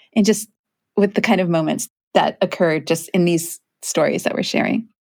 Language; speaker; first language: English; native; English